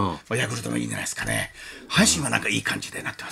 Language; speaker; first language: Japanese; native; Japanese